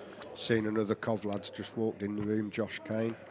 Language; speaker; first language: English; native; English